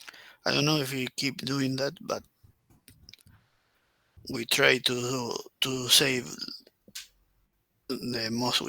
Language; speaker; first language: English; non-native, learner; Spanish